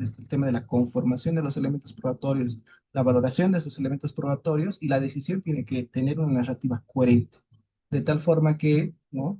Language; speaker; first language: Spanish; native; Spanish